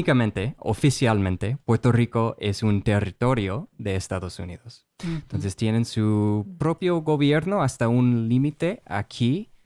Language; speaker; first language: Spanish; non-native, fluent; English